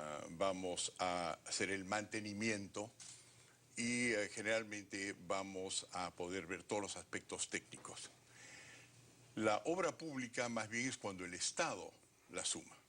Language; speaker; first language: Spanish; native; Spanish